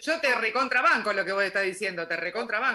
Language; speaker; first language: Spanish; native; Spanish